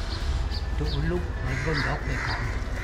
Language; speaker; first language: Hindi; non-native, local second language; Chinese